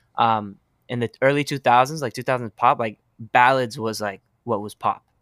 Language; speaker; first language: English; early bilingual, other home language; Spanish